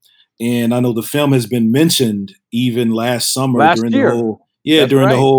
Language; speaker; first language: English; native; English